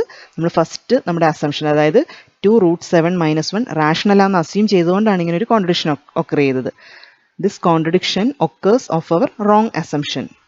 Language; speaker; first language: Malayalam; native; Malayalam